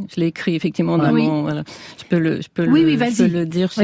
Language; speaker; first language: French; native; French